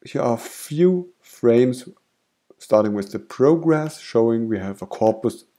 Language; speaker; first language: English; non-native, fluent; German